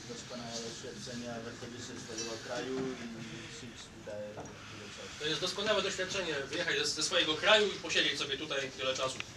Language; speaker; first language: Polish; non-native, learner; Spanish